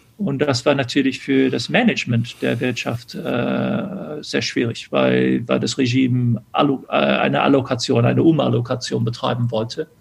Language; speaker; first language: German; early bilingual, other home language; English